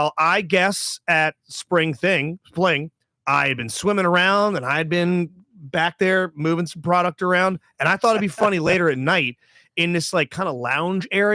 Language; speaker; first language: English; native; English